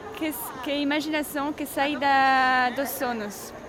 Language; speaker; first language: Portuguese; non-native, learner; French